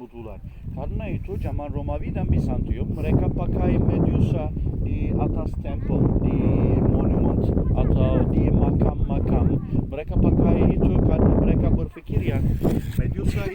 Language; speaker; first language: Indonesian; non-native, fluent; Turkish